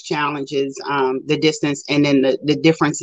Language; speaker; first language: English; native; English